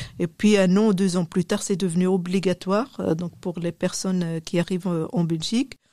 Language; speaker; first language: French; non-native, local second language; Arabic